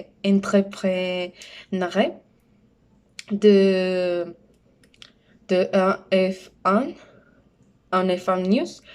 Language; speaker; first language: French; non-native, learner; Spanish